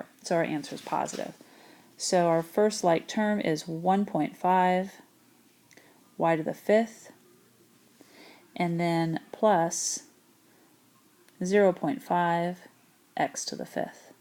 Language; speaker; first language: English; native; English